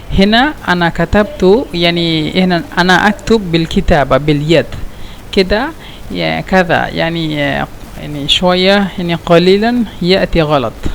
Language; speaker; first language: Egyptian Arabic; non-native, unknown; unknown